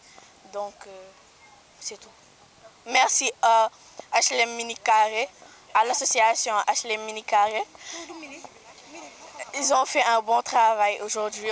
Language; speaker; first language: French; non-native, local second language; Wolof